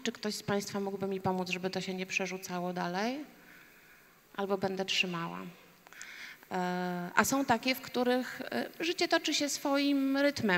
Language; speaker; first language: Polish; native; Polish